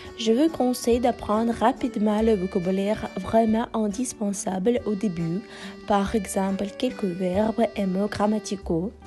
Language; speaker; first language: French; non-native, fluent; Russian